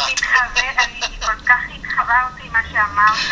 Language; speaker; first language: Hebrew; non-native, fluent; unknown